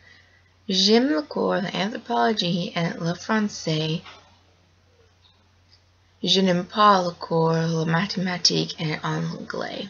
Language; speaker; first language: French; non-native, learner; English